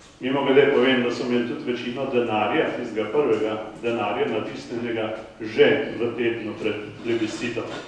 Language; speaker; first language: Slovenian; native; Slovenian